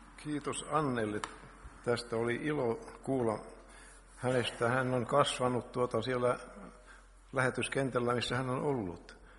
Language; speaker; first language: Finnish; native; Finnish